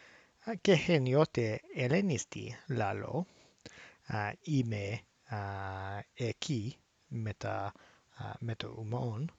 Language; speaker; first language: Greek; non-native, learner; English